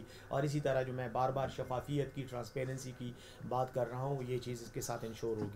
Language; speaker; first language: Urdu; non-native, local second language; Pashto